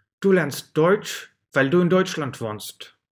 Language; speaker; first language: German; non-native, fluent; Russian